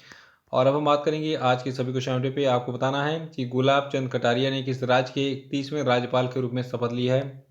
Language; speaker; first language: Hindi; native; Hindi